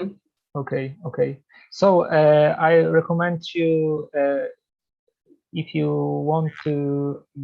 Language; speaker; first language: English; non-native, fluent; Polish